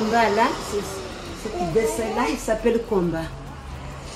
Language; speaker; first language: French; non-native, local second language; Comorian